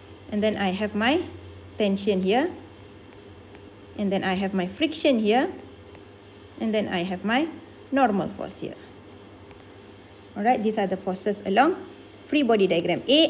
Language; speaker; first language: English; non-native, local second language; Malay